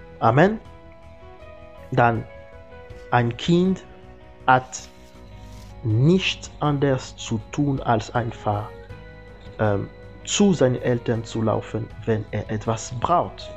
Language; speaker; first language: German; non-native, learner; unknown